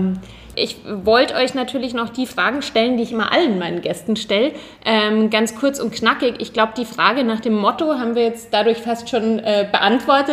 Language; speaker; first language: German; native; German